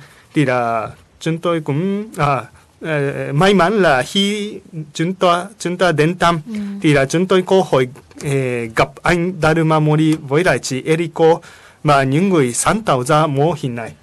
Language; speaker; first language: Vietnamese; non-native, fluent; Japanese